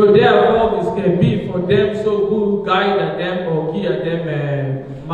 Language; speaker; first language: Danish; non-native, fluent; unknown